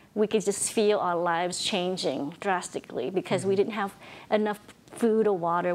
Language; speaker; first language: English; non-native, fluent; Vietnamese